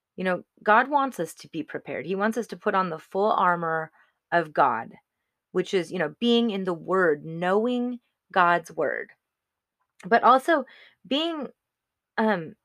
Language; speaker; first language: English; native; English